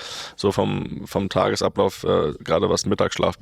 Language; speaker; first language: German; native; German